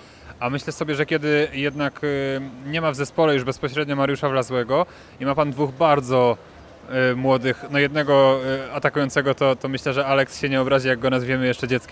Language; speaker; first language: Polish; native; Polish